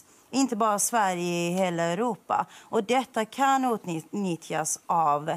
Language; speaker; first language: Swedish; non-native, fluent; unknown